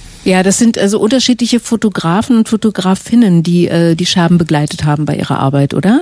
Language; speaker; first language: German; native; German